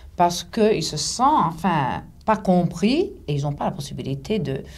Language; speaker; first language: French; non-native, fluent; Greek